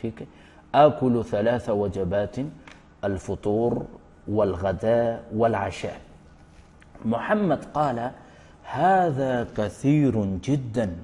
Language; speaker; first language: Arabic; non-native, fluent; Urdu